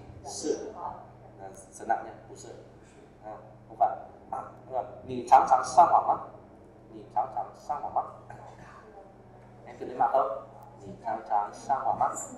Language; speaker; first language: Chinese; non-native, fluent; Vietnamese